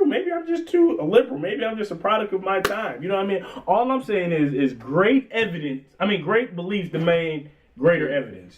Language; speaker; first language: English; native; English